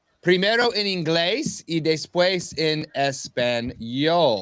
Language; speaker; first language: Spanish; non-native, learner; English